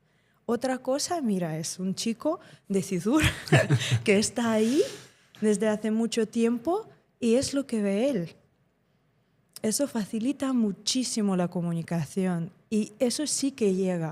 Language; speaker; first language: Spanish; non-native, fluent; Ukrainian